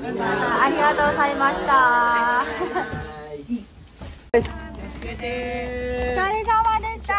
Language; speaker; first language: Japanese; non-native, learner; Filipino